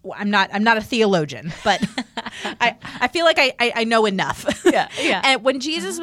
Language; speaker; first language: English; native; English